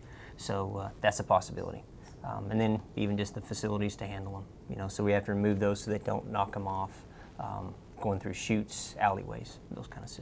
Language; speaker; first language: English; native; English